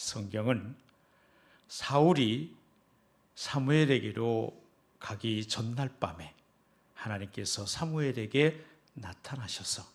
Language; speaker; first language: Korean; native; Korean